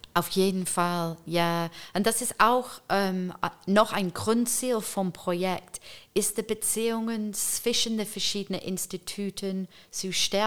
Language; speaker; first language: German; non-native, fluent; English